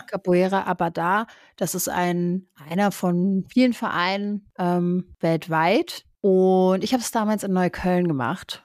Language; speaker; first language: German; native; German